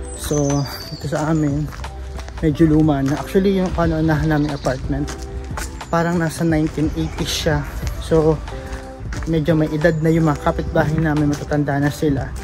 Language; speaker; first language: Filipino; native; Filipino